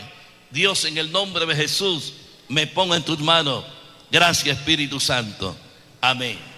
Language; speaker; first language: Spanish; native; Spanish